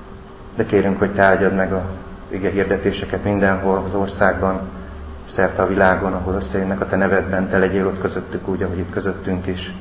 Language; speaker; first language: Hungarian; native; Hungarian